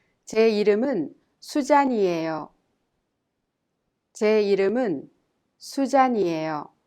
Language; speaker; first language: Korean; non-native, fluent; English